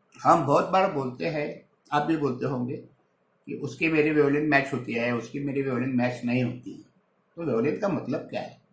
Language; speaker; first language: Hindi; non-native, local second language; Marathi